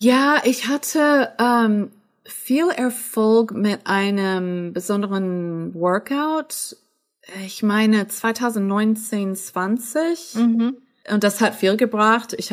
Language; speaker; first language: German; non-native, fluent; English